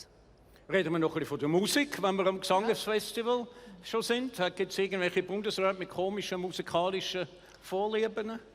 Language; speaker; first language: German; native; German